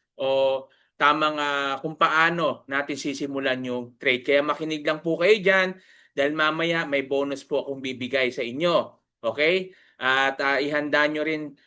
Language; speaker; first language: Filipino; native; Filipino